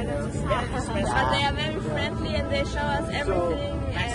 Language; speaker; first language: English; non-native, fluent; German